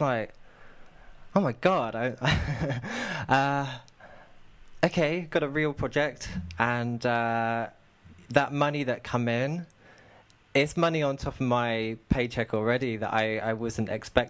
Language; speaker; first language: English; native; English